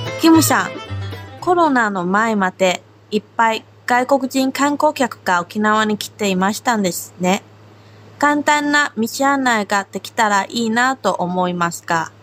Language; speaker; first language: Japanese; non-native, fluent; Chinese